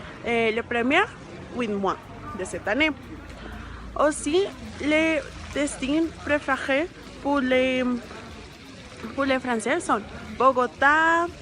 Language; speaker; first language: French; non-native, learner; Spanish